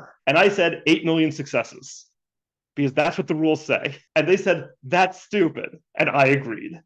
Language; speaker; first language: English; native; English